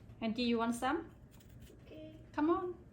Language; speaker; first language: English; non-native, learner; Lao